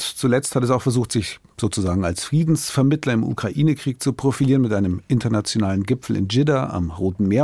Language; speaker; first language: German; native; German